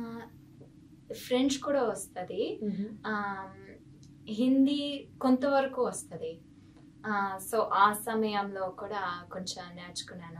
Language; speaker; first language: Telugu; non-native, fluent; English